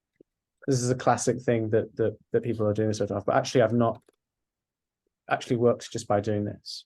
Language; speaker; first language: English; native; English